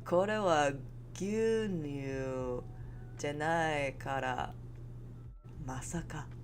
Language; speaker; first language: Japanese; non-native, learner; English